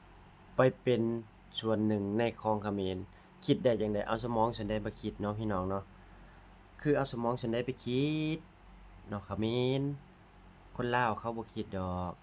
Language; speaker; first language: Thai; non-native, local second language; Lao